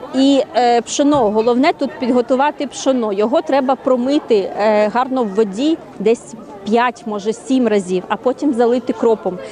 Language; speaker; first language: Ukrainian; native; Ukrainian